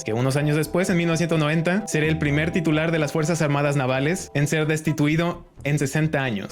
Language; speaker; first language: Spanish; native; Spanish